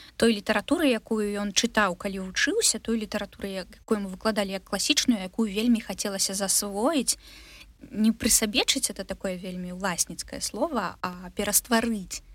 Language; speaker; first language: Belarusian; non-native, local second language; Russian